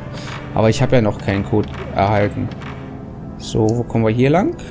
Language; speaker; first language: German; native; German